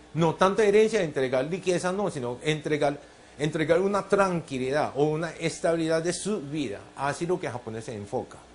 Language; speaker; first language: Spanish; non-native, fluent; Japanese